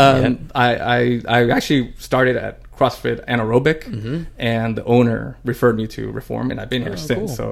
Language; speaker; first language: English; early bilingual, other home language; Spanish